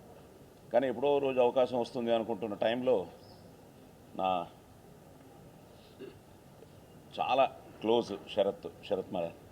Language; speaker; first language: Telugu; native; Telugu